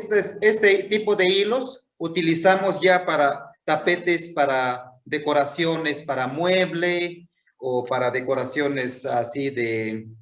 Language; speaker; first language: Spanish; non-native, local second language; Zapotec